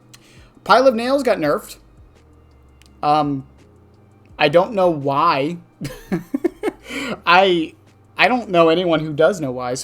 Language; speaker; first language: English; native; English